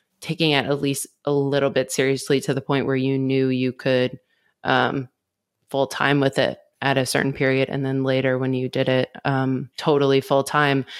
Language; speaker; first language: English; native; English